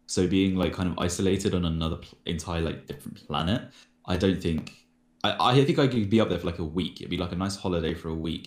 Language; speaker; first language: English; native; English